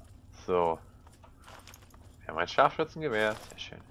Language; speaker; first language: German; native; German